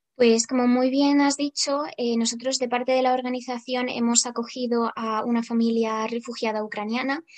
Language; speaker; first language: Spanish; non-native, fluent; Ukrainian